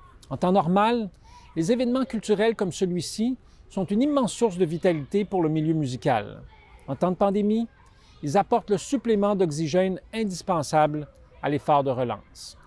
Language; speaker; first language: French; native; French